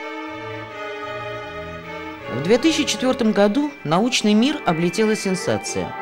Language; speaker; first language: Russian; native; Russian